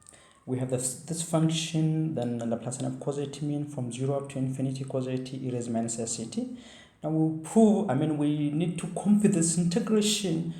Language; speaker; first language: English; non-native, fluent; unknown